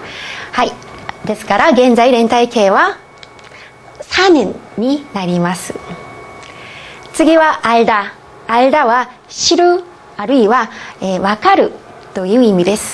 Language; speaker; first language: Japanese; non-native, fluent; Korean